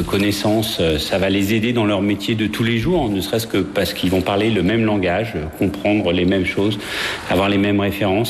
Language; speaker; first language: French; native; French